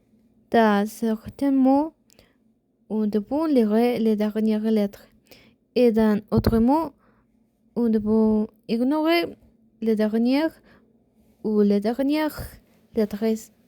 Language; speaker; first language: French; non-native, learner; Spanish